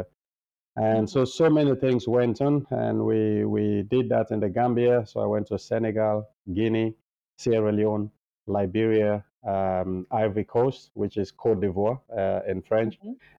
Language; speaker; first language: English; non-native, local second language; Krio